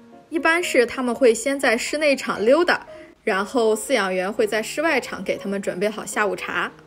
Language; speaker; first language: Chinese; native; Chinese